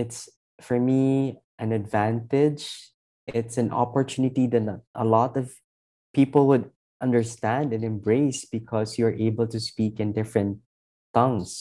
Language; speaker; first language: English; non-native, local second language; Filipino